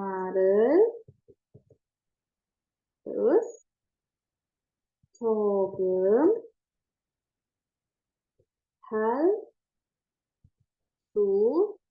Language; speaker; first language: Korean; non-native, learner; Indonesian